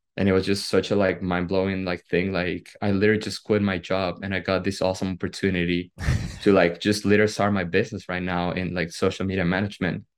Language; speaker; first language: English; non-native, fluent; Spanish